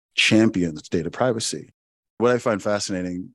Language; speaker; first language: English; non-native, local second language; Igbo